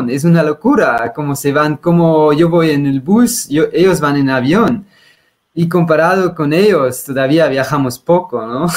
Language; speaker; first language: Spanish; non-native, fluent; Swiss German